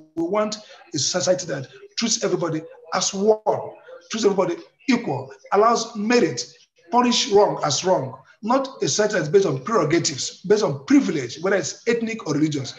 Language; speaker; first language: English; non-native, local second language; Igbo